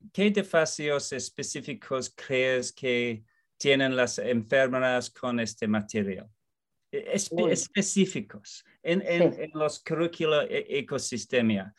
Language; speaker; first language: Spanish; non-native, learner; English